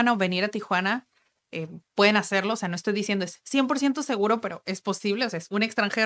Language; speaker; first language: Spanish; native; Spanish